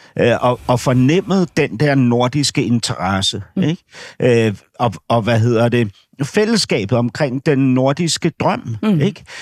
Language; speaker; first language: Danish; native; Danish